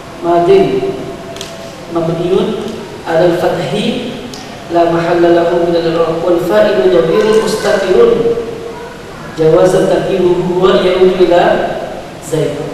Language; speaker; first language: Arabic; non-native, fluent; Indonesian